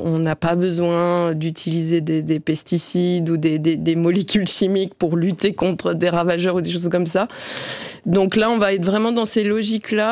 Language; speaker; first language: French; native; French